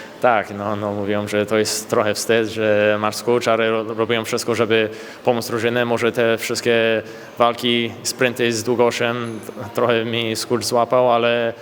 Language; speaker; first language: Polish; early bilingual, heritage; English